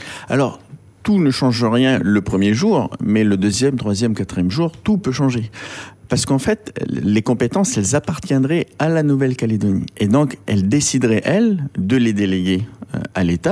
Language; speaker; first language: French; native; French